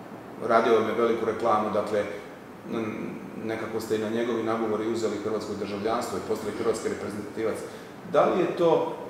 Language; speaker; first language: Serbian; native; Serbian